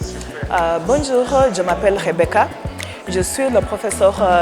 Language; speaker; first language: French; non-native, learner; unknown